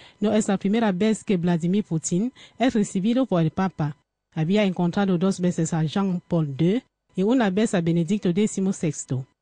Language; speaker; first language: Spanish; non-native, fluent; French